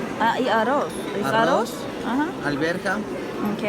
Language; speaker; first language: Spanish; non-native, learner; Turkish